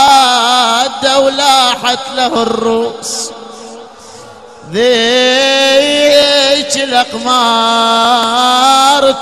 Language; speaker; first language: Arabic; native; Arabic